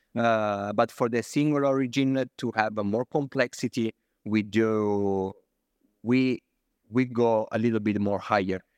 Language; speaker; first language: English; non-native, fluent; Italian